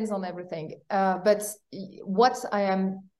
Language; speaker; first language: English; non-native, fluent; French